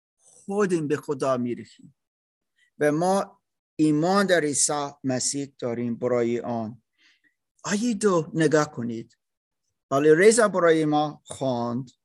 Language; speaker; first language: Persian; non-native, learner; English